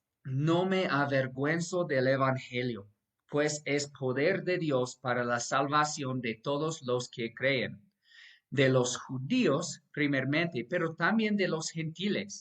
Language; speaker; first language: Spanish; non-native, fluent; English